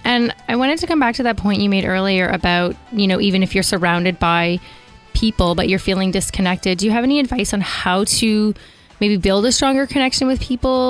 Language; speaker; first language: English; early bilingual, other home language; Italian